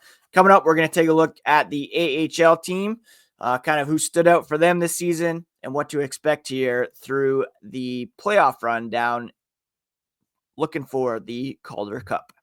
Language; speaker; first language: English; native; English